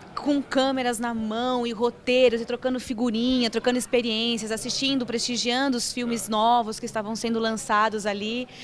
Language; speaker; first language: Portuguese; native; Portuguese